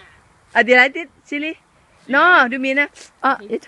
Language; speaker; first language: Danish; non-native, learner; Thai